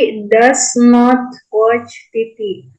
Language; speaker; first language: English; non-native, learner; Indonesian